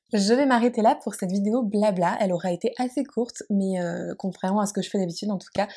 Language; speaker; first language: French; native; French